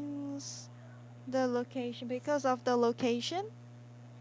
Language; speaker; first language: English; non-native, learner; Korean